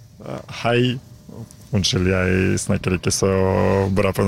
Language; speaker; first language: Norwegian; non-native, learner; Ukrainian